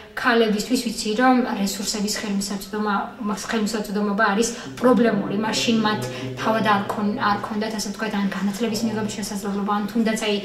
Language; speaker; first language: Georgian; non-native, local second language; Azerbaijani